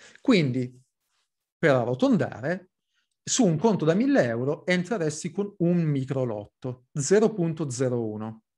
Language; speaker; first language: Italian; early bilingual, heritage; Italian